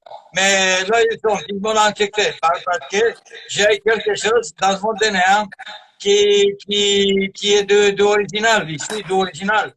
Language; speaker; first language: French; non-native, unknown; Romanian